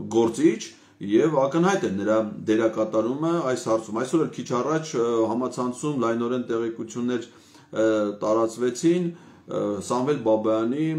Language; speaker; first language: Armenian; native; Armenian